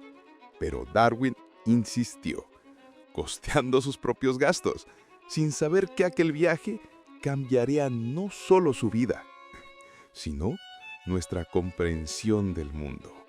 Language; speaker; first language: Spanish; native; Spanish